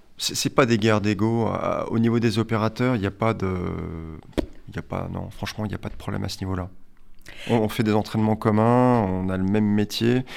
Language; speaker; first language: French; native; French